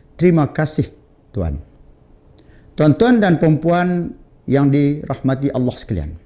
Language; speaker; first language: Malay; native; Malay